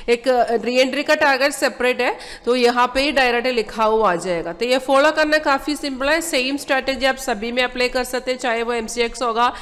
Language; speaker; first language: Hindi; non-native, local second language; Malayalam